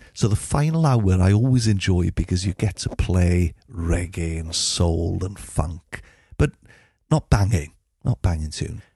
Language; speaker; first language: English; native; English